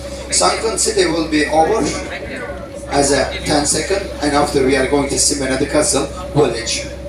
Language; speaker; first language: English; non-native, learner; Turkish